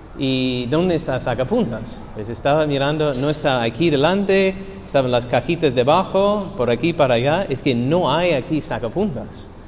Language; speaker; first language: Spanish; non-native, fluent; English